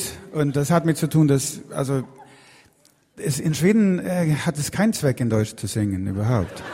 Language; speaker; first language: German; non-native, learner; Swedish